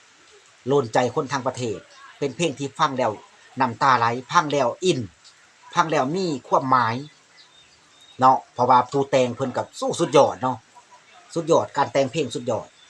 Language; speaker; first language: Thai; non-native, local second language; Lao